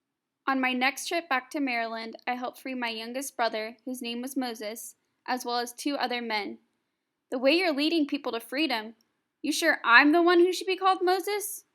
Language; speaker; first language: English; native; English